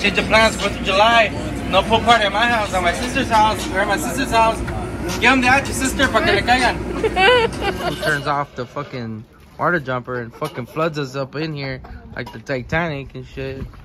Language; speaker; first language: English; early bilingual, other home language; Spanish